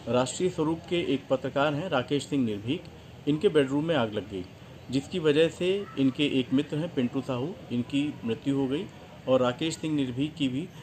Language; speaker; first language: Hindi; native; Hindi